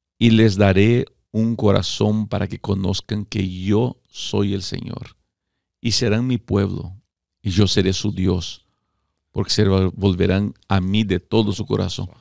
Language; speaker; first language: Spanish; early bilingual, heritage; Spanish